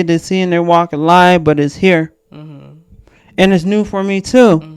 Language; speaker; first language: English; native; English